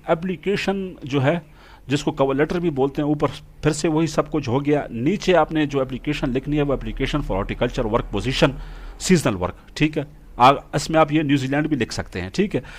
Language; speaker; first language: Urdu; non-native, local second language; Punjabi